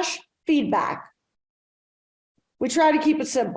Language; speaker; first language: English; native; English